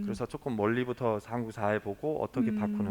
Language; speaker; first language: Korean; non-native, fluent; German